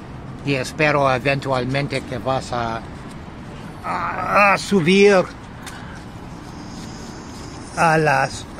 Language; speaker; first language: Spanish; non-native, learner; English